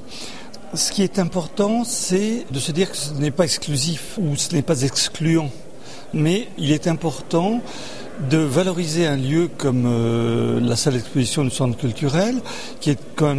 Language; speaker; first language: French; native; French